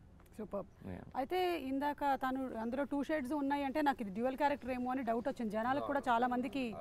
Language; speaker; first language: Telugu; native; Telugu